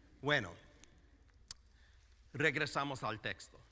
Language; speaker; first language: Spanish; non-native, fluent; English